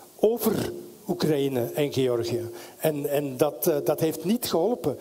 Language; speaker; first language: Dutch; native; Dutch